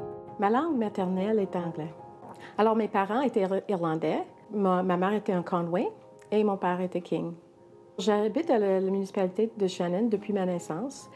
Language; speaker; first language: French; non-native, local second language; English